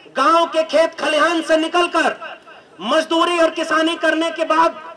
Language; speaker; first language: Hindi; native; Hindi